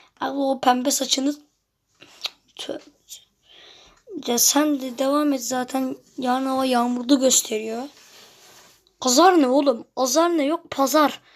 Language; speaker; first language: Turkish; native; Turkish